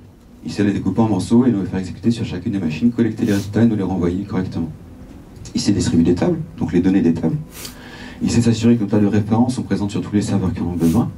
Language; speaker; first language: French; native; French